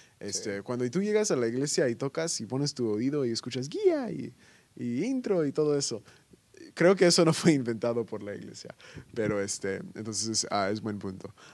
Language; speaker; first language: Spanish; early bilingual, heritage; Spanish